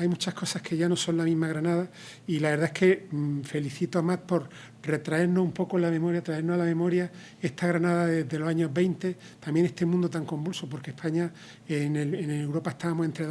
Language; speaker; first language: Spanish; native; Spanish